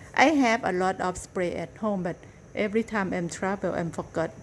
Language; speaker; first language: English; non-native, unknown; Thai